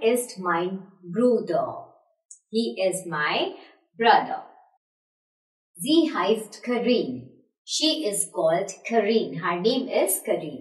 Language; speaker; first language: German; non-native, fluent; Hindi